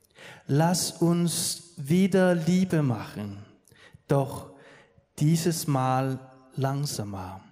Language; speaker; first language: German; non-native, learner; Danish